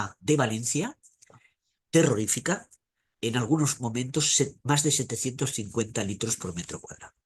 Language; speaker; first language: Spanish; native; Spanish